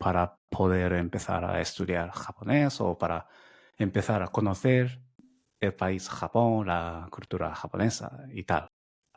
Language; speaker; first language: Spanish; non-native, fluent; Japanese